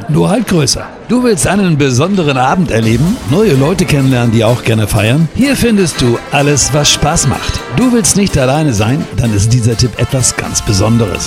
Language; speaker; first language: German; native; German